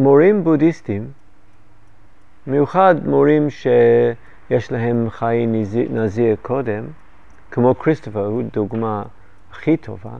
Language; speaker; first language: Hebrew; non-native, fluent; English